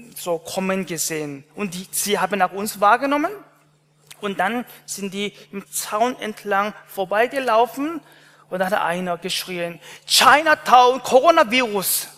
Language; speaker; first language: German; non-native, fluent; Korean